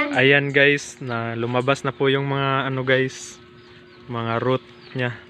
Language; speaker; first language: Filipino; non-native, local second language; Cebuano